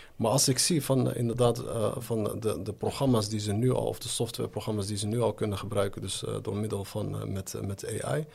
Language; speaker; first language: Dutch; early bilingual, other home language; Arabic